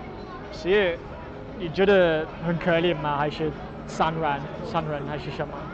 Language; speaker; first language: Chinese; non-native, learner; English